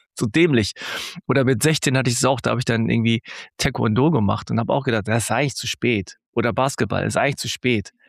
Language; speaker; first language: German; native; German